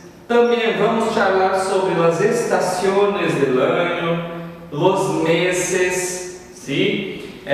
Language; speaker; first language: Spanish; non-native, fluent; Portuguese